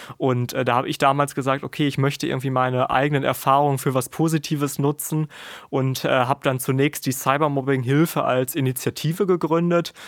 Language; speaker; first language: German; native; German